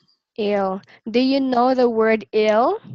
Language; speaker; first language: English; non-native, local second language; Filipino